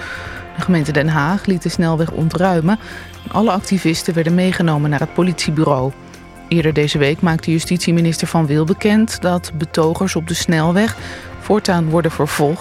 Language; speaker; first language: Dutch; native; Dutch